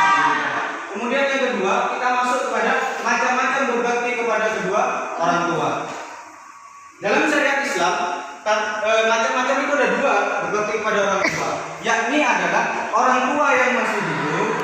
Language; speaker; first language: Indonesian; native; Indonesian